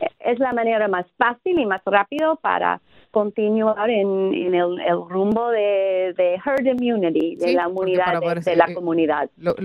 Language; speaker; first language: Spanish; non-native, fluent; English